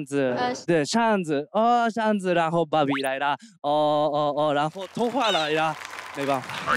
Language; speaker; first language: Chinese; non-native, learner; Japanese